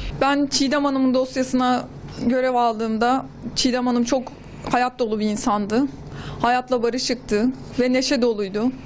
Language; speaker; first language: Turkish; native; Turkish